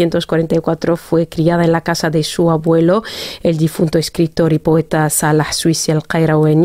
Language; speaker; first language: Spanish; non-native, fluent; Arabic